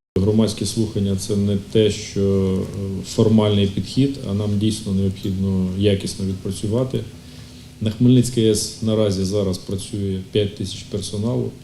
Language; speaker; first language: Ukrainian; native; Ukrainian